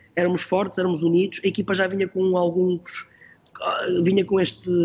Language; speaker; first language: Portuguese; native; Portuguese